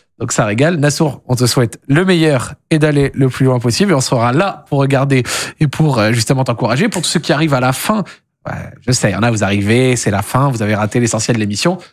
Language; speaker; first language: French; native; French